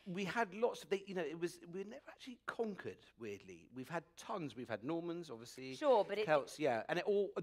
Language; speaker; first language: English; native; English